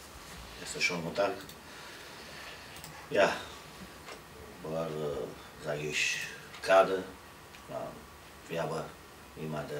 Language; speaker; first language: German; non-native, learner; Romanian